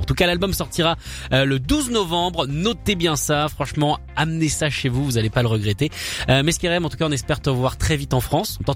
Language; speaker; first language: French; native; French